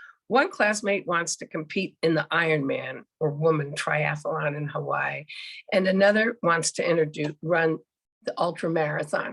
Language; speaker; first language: English; native; English